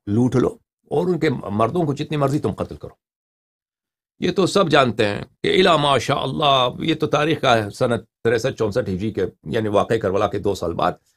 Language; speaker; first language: Urdu; non-native, fluent; Persian